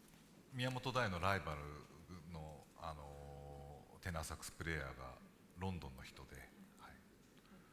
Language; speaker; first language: Japanese; native; Japanese